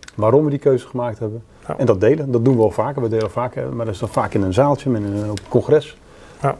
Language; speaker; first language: Dutch; native; Dutch